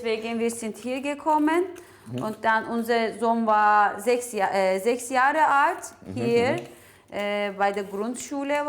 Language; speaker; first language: German; non-native, learner; Turkish